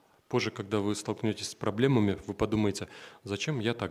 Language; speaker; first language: Russian; native; Russian